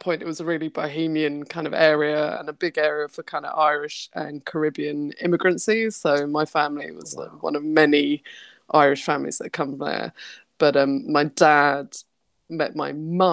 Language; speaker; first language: English; native; English